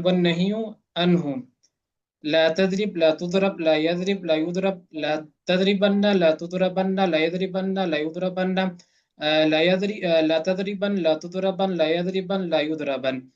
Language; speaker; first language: Arabic; non-native, learner; Urdu